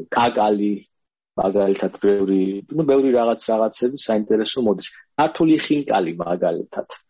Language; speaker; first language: Georgian; native; Georgian